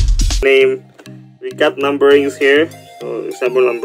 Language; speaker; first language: English; non-native, local second language; Filipino